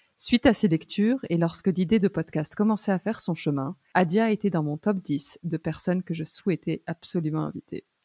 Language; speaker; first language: French; early bilingual, other home language; Arabic